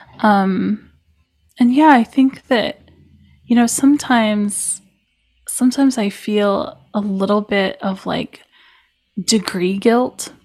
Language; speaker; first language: English; native; English